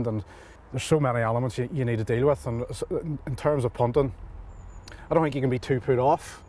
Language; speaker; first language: English; native; English